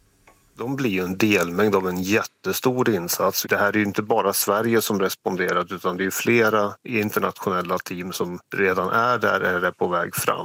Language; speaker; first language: Swedish; native; Swedish